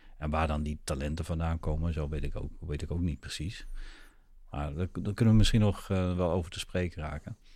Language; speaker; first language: Dutch; native; Dutch